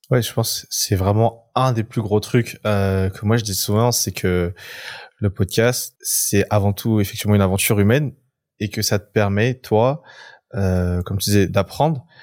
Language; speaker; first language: French; native; French